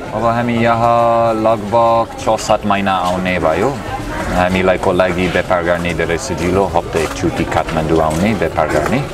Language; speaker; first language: Nepali; non-native, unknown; English